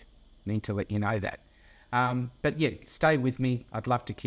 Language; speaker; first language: English; native; English